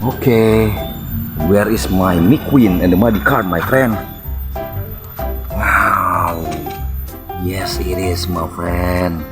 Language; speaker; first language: English; non-native, learner; Indonesian